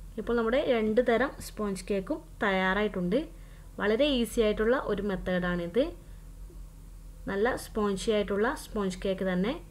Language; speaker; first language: Malayalam; native; Malayalam